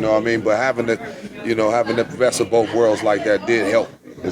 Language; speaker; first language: English; native; English